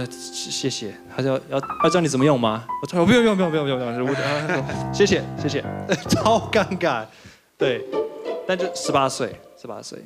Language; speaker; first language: Chinese; early bilingual, heritage; Chinese